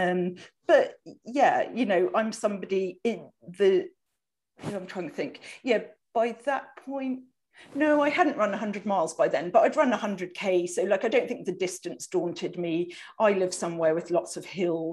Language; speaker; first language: English; native; English